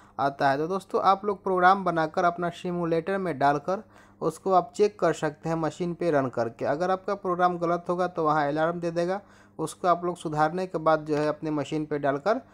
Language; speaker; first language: Hindi; native; Hindi